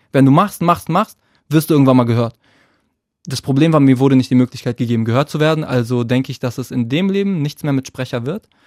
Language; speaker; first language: German; early bilingual, other home language; Arabic